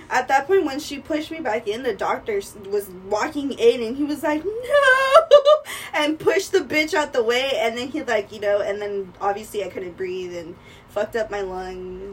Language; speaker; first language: English; early bilingual, other home language; Spanish